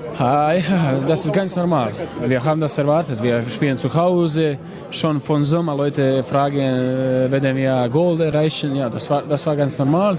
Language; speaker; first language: German; non-native, fluent; Croatian